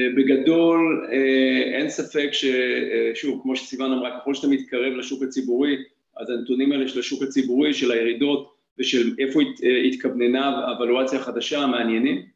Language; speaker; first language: Hebrew; native; Hebrew